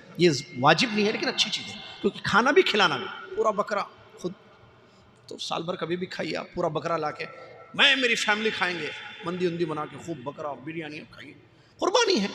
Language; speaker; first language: Urdu; native; Urdu